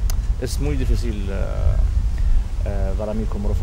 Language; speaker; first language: Spanish; non-native, fluent; Arabic